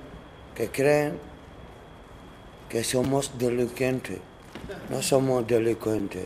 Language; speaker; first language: Spanish; non-native, learner; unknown